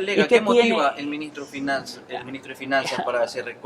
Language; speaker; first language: Spanish; native; Spanish